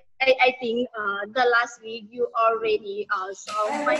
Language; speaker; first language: English; non-native, learner; Thai